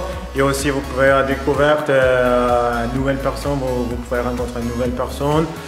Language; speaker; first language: French; non-native, learner; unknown